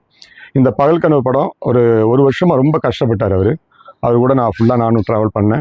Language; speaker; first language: Tamil; native; Tamil